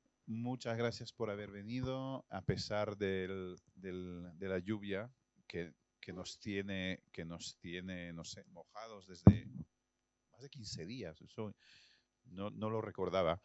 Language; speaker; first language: Spanish; non-native, fluent; French